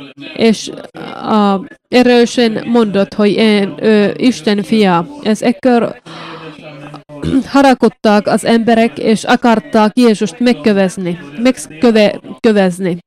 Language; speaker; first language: Hungarian; non-native, learner; Finnish